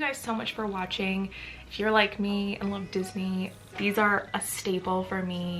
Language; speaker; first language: English; native; English